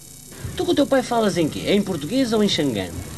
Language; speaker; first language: Portuguese; native; Portuguese